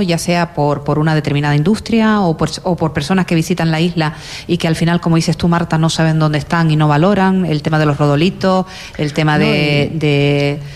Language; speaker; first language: Spanish; native; Spanish